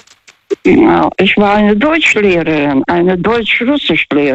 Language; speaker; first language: German; non-native, fluent; Russian